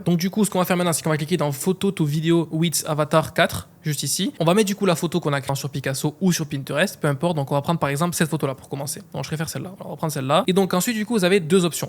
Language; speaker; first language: French; native; French